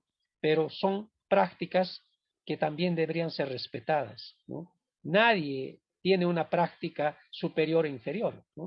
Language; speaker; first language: Spanish; non-native, local second language; Quechua